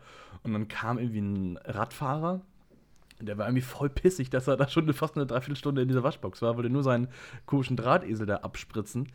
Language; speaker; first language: German; native; German